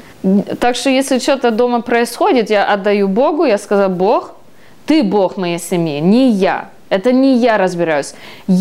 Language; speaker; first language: Russian; early bilingual, heritage; Russian